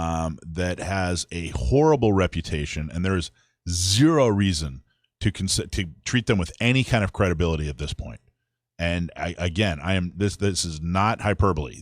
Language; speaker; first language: English; native; English